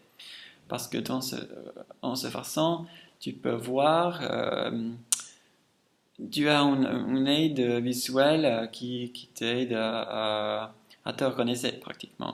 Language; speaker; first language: French; non-native, fluent; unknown